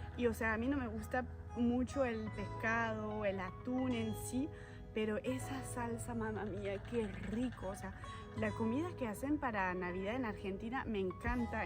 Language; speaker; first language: Spanish; non-native, fluent; French